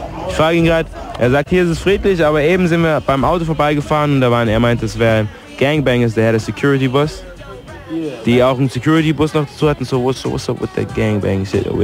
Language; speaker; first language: German; native; German